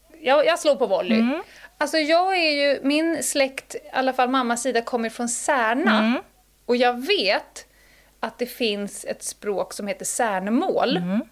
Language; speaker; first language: Swedish; native; Swedish